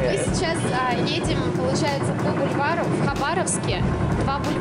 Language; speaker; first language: Russian; native; Russian